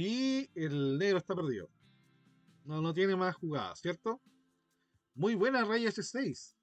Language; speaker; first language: Spanish; native; Spanish